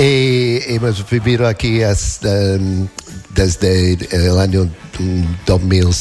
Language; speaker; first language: Spanish; non-native, learner; English